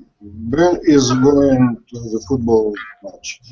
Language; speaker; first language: English; non-native, learner; Russian